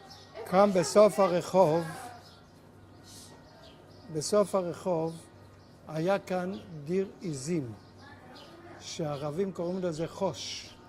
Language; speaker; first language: Hebrew; non-native, local second language; Yiddish